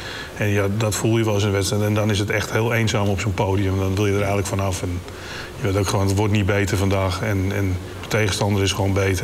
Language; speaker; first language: Dutch; native; Dutch